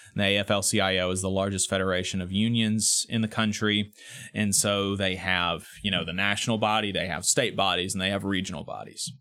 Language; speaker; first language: English; native; English